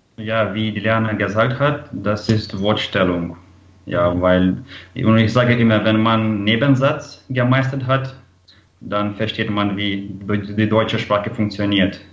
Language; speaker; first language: German; non-native, fluent; Lithuanian